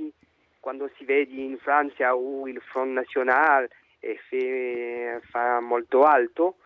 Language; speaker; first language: Italian; non-native, learner; French